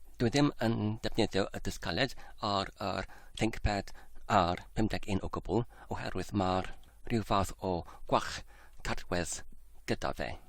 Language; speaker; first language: Welsh; non-native, learner; English